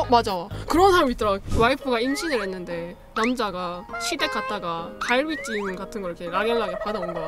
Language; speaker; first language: Korean; native; Korean